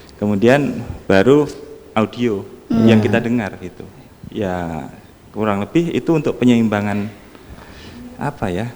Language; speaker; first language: Indonesian; native; Indonesian